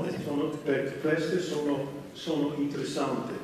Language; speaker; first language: Italian; non-native, fluent; Dutch